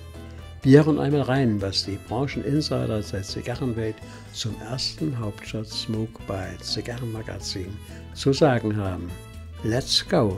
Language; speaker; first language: German; native; German